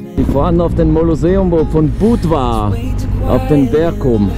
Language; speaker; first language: German; non-native, fluent; French